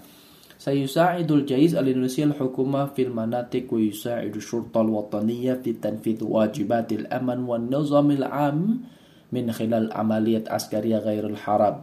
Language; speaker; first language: Arabic; non-native, fluent; Indonesian